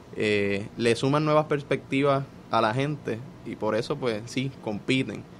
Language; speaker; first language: Spanish; native; Spanish